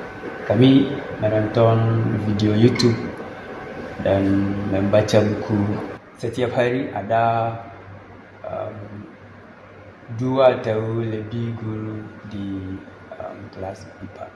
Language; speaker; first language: Indonesian; non-native, learner; English